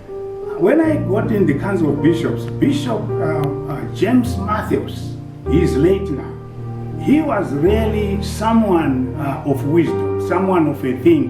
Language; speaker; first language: English; non-native, local second language; Shona